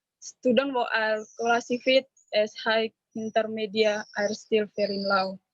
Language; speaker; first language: English; non-native, learner; Indonesian